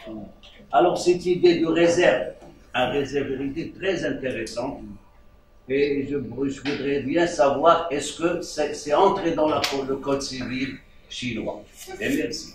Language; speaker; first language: French; non-native, local second language; Arabic